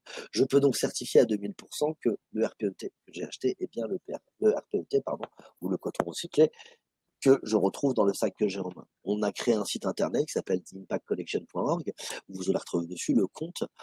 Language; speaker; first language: French; native; French